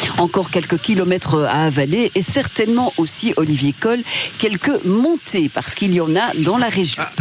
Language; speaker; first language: French; native; French